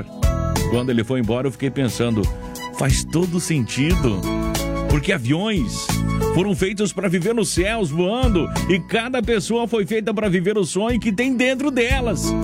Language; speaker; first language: Portuguese; native; Portuguese